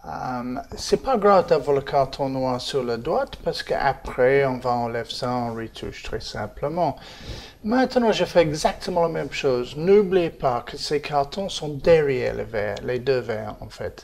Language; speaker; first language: French; non-native, fluent; English